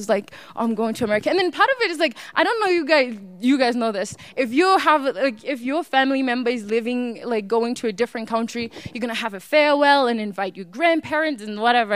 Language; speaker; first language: English; non-native, local second language; Northern Sotho